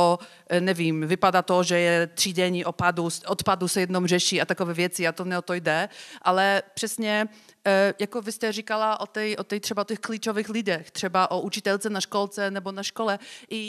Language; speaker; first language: Czech; non-native, fluent; Polish